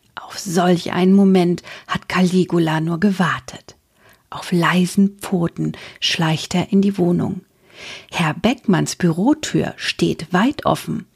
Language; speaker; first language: German; native; German